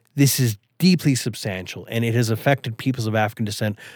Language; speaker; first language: English; early bilingual, other home language; Swedish